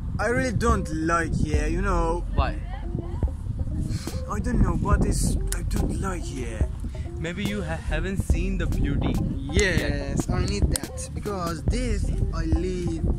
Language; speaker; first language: English; non-native, learner; Persian